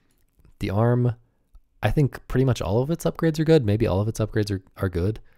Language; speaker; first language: English; native; English